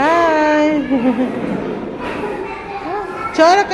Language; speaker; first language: English; non-native, learner; Spanish